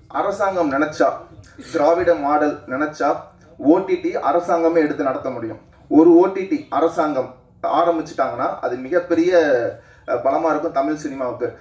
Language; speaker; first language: Tamil; native; Tamil